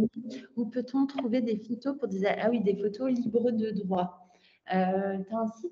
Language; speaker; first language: French; native; French